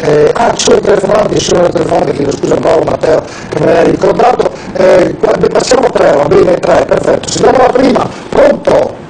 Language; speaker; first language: Italian; native; Italian